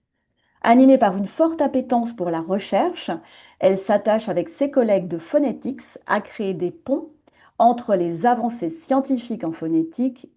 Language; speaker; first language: French; native; French